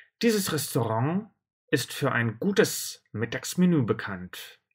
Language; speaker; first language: German; non-native, fluent; Russian